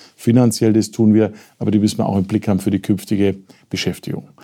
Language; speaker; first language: German; native; German